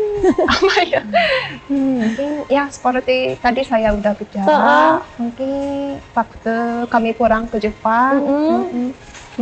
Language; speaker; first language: Indonesian; non-native, fluent; Japanese